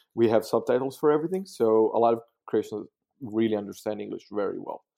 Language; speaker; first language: English; non-native, fluent; Croatian